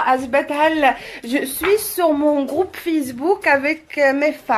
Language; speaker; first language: French; non-native, local second language; Arabic